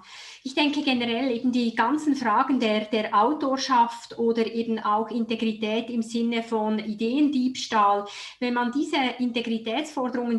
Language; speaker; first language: German; native; German